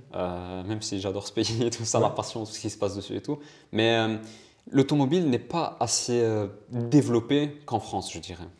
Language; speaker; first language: French; early bilingual, other home language; Italian